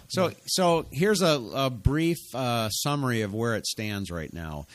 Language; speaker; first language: English; native; English